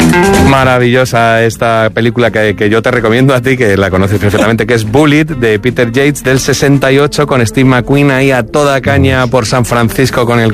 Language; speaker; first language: Spanish; native; Spanish